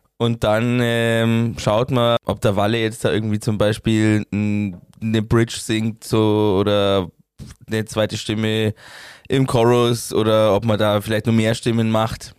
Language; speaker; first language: German; native; German